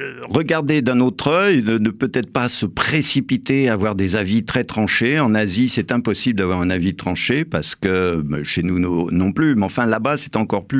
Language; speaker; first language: French; native; French